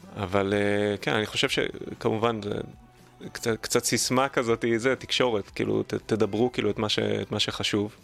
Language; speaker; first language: Hebrew; native; Hebrew